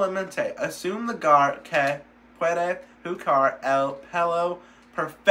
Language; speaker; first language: Spanish; non-native, learner; English